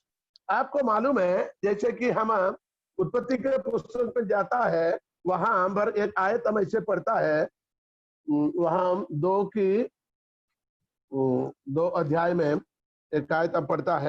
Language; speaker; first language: Hindi; non-native, local second language; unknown